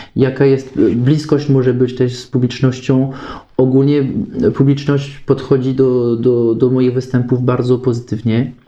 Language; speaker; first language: Polish; non-native, fluent; French